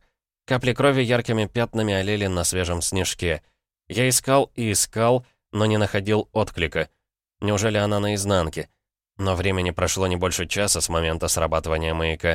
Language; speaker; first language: Russian; native; Russian